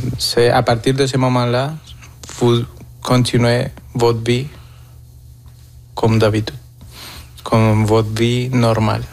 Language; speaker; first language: French; non-native, fluent; Spanish